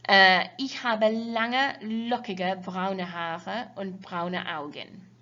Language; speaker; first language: German; non-native, fluent; English